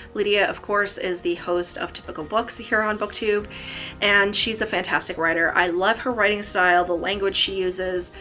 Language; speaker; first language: English; native; English